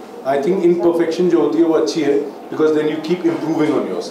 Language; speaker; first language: Hindi; native; Hindi